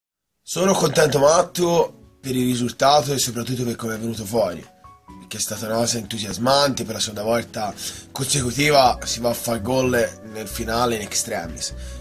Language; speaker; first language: Italian; native; Italian